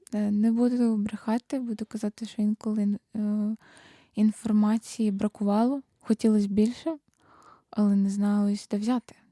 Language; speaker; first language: Ukrainian; native; Ukrainian